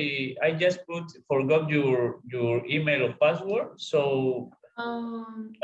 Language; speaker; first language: English; non-native, learner; Spanish